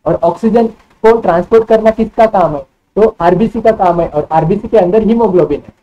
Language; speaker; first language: Hindi; non-native, local second language; Marathi